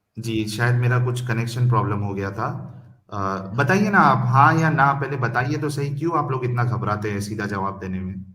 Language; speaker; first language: Hindi; native; Hindi